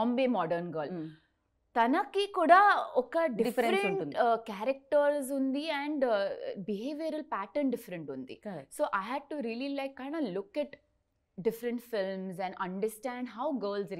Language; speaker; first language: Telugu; non-native, learner; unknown